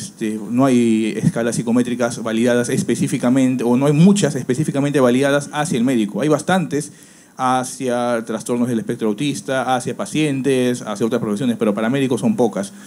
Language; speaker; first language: Spanish; native; Spanish